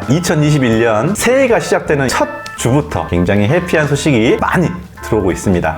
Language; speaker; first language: Korean; native; Korean